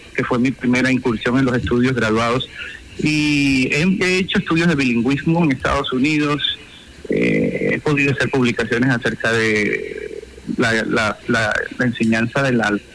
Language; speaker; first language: Spanish; native; Spanish